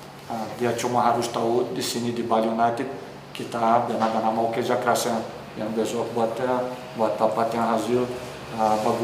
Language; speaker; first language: Indonesian; non-native, fluent; Portuguese